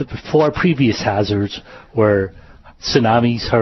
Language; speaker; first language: English; native; English